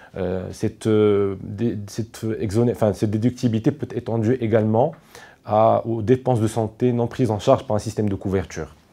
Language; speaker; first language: French; non-native, local second language; Arabic